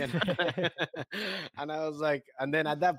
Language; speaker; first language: English; native; English